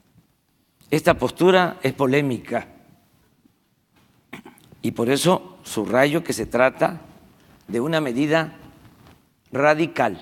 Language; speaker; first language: Spanish; native; Spanish